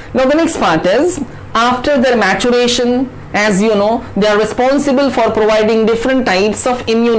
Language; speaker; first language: English; non-native, local second language; Hindi